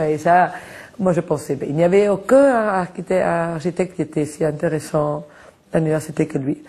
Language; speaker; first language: French; non-native, fluent; Spanish